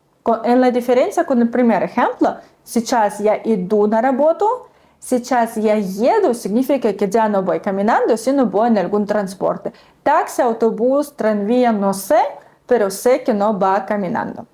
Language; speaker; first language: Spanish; non-native, fluent; Russian